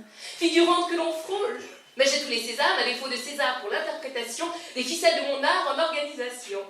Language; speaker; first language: French; native; French